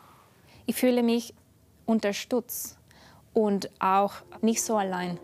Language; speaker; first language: German; non-native, learner; Spanish